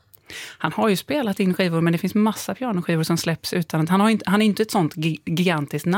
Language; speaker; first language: Swedish; native; Swedish